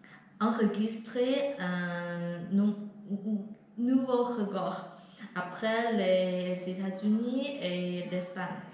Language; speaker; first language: French; non-native, learner; Chinese